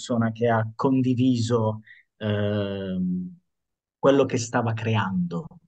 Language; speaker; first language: Italian; native; Italian